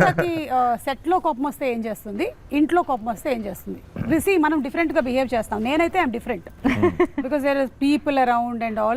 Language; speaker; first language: Telugu; native; Telugu